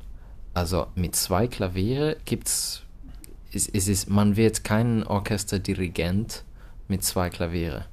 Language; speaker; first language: German; non-native, fluent; Finnish